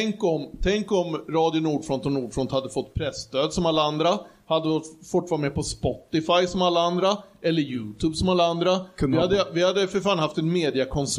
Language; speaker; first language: Swedish; native; Swedish